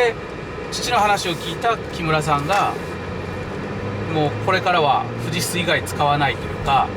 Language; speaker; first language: Japanese; native; Japanese